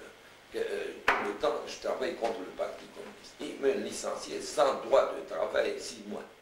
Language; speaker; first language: French; non-native, fluent; Romanian